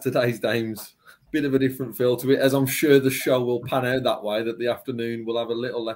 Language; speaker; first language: English; native; English